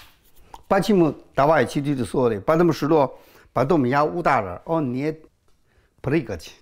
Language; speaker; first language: Russian; non-native, learner; Chinese